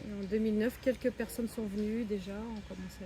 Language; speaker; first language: French; native; French